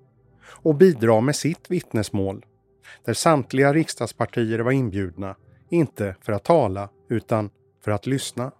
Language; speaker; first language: Swedish; native; Swedish